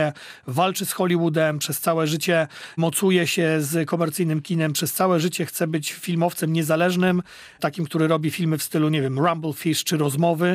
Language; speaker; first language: Polish; native; Polish